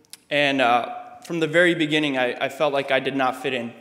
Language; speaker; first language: English; early bilingual, other home language; Russian